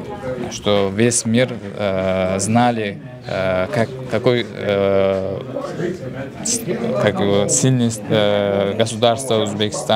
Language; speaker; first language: Russian; non-native, fluent; Uzbek